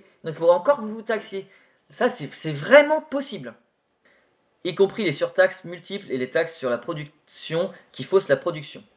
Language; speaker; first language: French; native; French